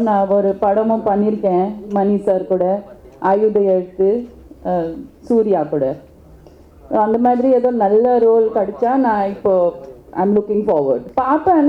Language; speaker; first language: Tamil; non-native, local second language; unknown